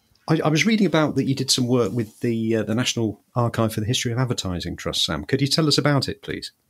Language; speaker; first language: English; native; English